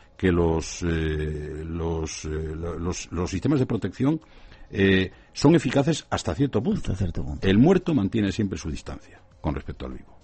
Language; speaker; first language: Spanish; native; Spanish